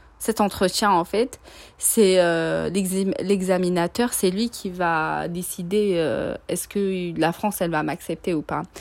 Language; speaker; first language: French; non-native, local second language; Arabic